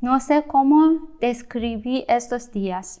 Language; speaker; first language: Spanish; non-native, fluent; Persian